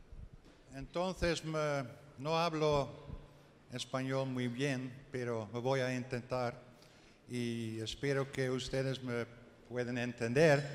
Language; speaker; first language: Spanish; non-native, learner; Dutch